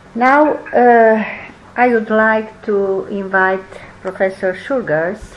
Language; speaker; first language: English; non-native, fluent; Romanian